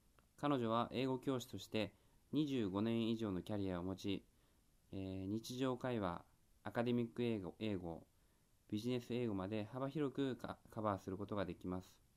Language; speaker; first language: Japanese; native; Japanese